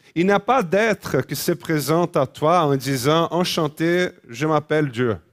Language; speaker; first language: French; non-native, fluent; Portuguese